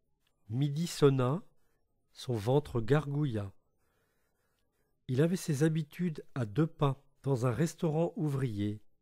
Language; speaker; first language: French; native; French